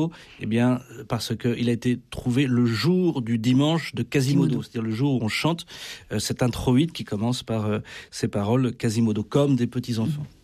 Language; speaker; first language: French; native; French